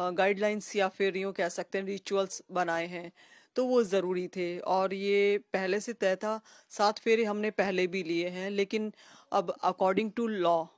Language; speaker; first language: Hindi; native; Hindi